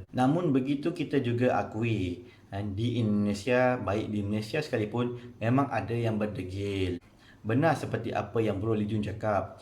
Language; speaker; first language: Malay; native; Malay